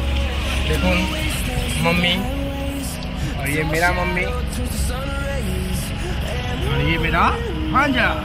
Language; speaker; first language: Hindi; non-native, local second language; Bangla